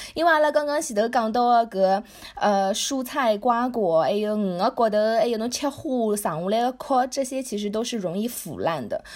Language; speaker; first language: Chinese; native; Chinese